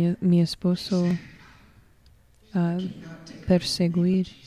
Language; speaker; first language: Spanish; non-native, learner; English